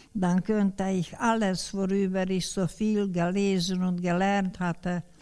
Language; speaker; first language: German; non-native, fluent; Hungarian